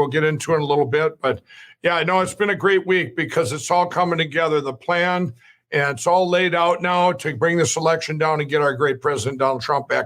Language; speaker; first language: English; native; English